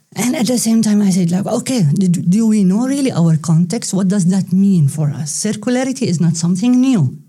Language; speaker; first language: English; non-native, fluent; Arabic